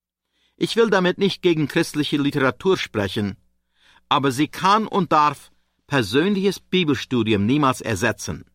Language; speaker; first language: German; native; German